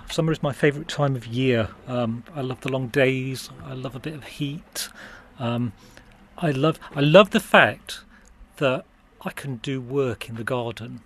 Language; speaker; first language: English; early bilingual, other home language; Hindi